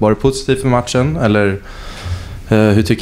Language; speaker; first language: Swedish; native; Swedish